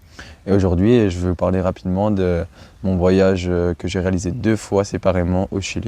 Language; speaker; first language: French; native; French